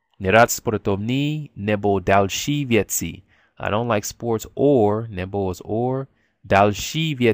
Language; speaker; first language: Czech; non-native, learner; English